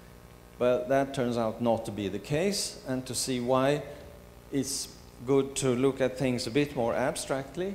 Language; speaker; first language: English; non-native, fluent; Swedish